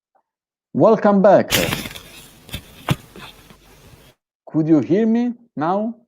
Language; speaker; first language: English; non-native, fluent; Italian